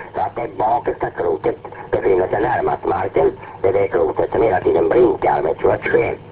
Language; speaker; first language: Swedish; native; Swedish